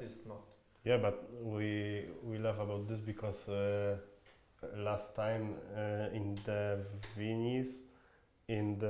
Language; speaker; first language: English; non-native, fluent; Polish